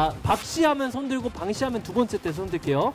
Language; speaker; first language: Korean; native; Korean